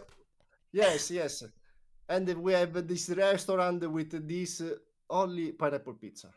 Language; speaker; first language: English; non-native, learner; Italian